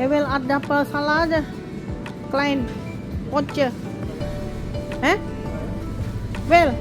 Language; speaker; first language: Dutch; non-native, learner; Indonesian